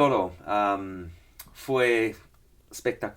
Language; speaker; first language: Spanish; non-native, fluent; English